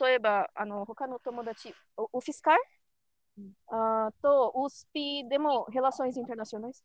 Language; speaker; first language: Japanese; non-native, learner; Portuguese